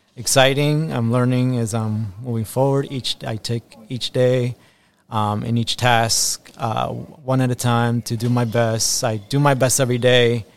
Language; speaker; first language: English; early bilingual, other home language; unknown